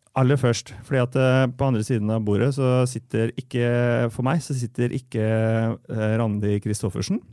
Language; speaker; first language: Norwegian; native; Norwegian